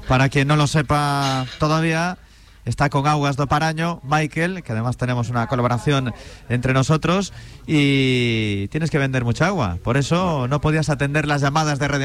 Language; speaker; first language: Spanish; native; Spanish